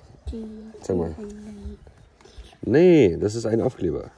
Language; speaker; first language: German; non-native, fluent; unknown